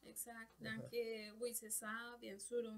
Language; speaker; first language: French; non-native, learner; Spanish